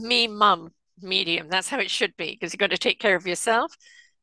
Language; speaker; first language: English; native; English